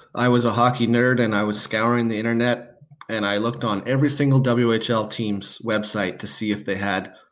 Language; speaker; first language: English; native; English